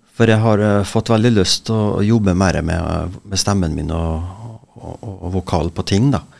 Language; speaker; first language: Norwegian; native; Norwegian